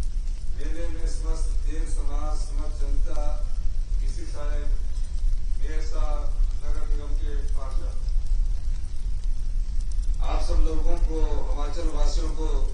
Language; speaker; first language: Hindi; native; Hindi